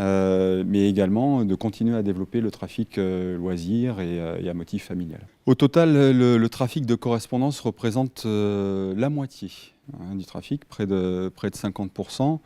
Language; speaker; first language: French; native; French